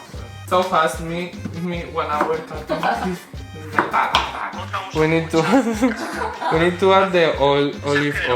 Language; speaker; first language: English; non-native, learner; Spanish